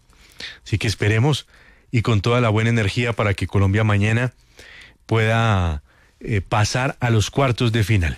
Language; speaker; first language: Spanish; native; Spanish